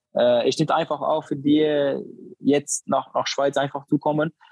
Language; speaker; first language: German; non-native, learner; Albanian